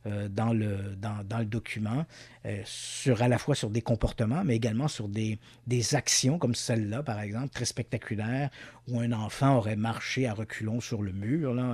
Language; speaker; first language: French; native; French